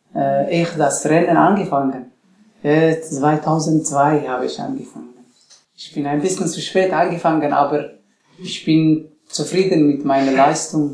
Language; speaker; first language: German; non-native, learner; Tigrinya